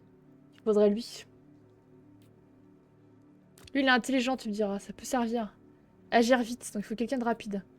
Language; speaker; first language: French; native; French